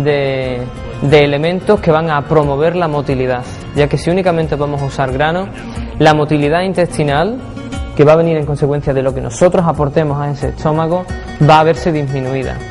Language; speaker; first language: Spanish; native; Spanish